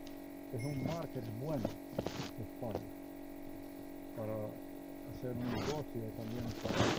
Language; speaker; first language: Spanish; non-native, learner; Slovenian